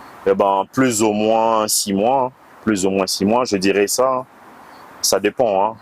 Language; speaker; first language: French; non-native, local second language; Lingala